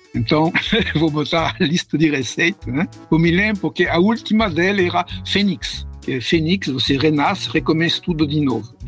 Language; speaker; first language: Portuguese; non-native, fluent; French